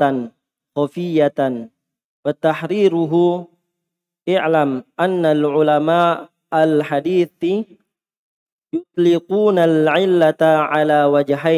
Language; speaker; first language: Arabic; non-native, fluent; Indonesian